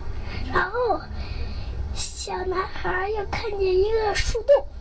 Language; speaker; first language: Chinese; native; Chinese